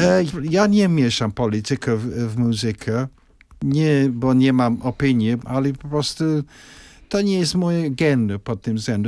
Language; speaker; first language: Polish; non-native, fluent; English